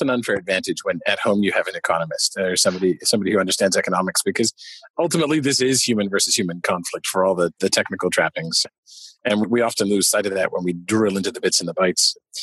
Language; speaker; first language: English; native; English